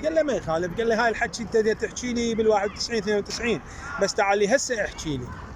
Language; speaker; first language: Arabic; native; Arabic